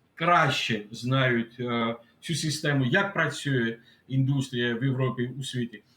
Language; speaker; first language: Ukrainian; non-native, fluent; Georgian